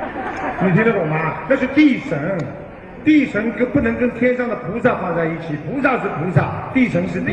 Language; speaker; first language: Chinese; native; Chinese